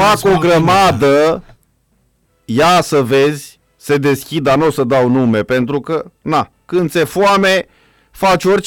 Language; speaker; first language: Romanian; native; Romanian